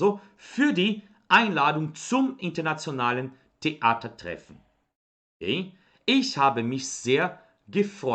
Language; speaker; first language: German; non-native, fluent; Portuguese